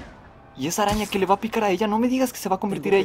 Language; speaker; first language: Spanish; native; Spanish